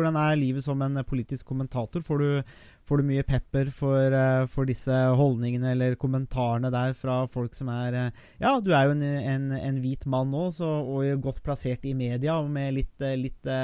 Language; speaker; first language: Norwegian; native; Norwegian